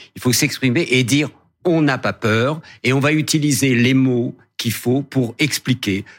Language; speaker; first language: French; native; French